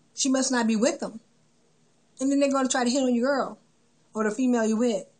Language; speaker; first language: English; native; English